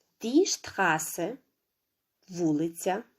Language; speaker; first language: German; non-native, fluent; Ukrainian